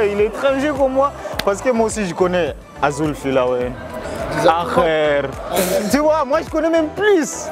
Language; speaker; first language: French; non-native, local second language; Rundi